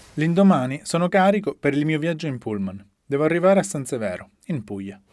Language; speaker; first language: Italian; native; Italian